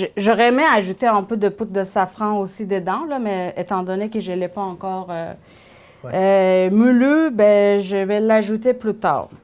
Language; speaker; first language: French; non-native, fluent; Persian